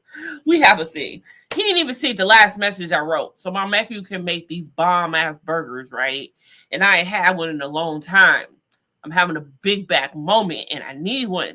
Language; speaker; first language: English; native; English